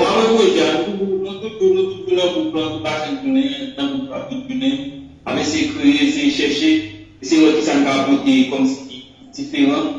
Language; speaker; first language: French; non-native, local second language; Haitian Creole